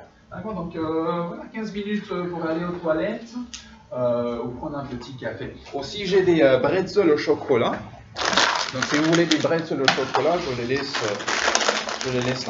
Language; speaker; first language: French; non-native, fluent; English